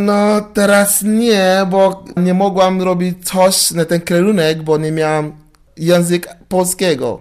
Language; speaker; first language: Polish; non-native, learner; English